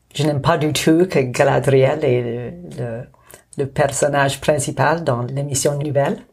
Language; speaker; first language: French; non-native, local second language; English